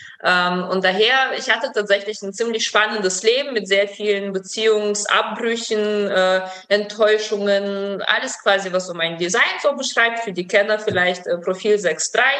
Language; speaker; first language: German; early bilingual, other home language; Russian